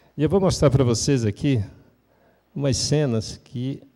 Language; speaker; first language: Portuguese; native; Portuguese